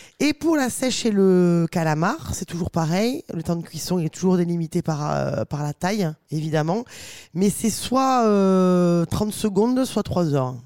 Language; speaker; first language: French; native; French